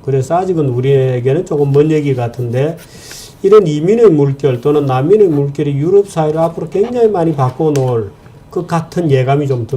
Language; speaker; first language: Korean; native; Korean